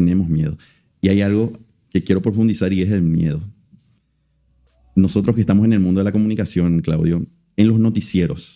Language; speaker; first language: Spanish; native; Spanish